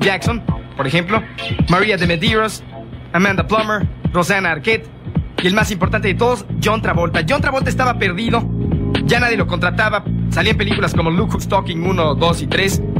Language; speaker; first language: Spanish; native; Spanish